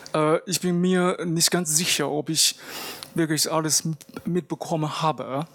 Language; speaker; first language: German; non-native, fluent; Chinese